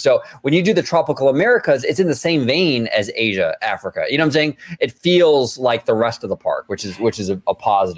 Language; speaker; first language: English; native; English